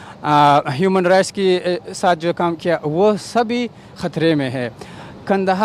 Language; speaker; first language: Hindi; non-native, learner; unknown